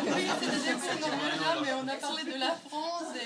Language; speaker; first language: French; non-native, learner; Norwegian